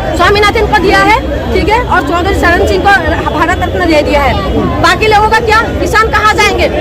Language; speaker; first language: Hindi; non-native, local second language; Manipuri